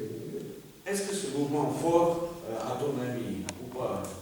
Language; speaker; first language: French; non-native, fluent; Russian